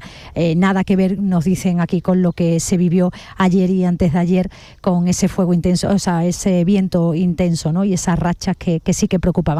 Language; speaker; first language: Spanish; native; Spanish